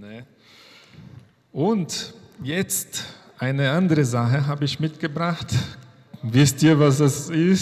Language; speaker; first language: German; non-native, fluent; Portuguese